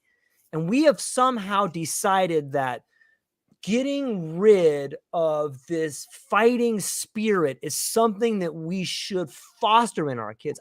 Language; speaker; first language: English; native; English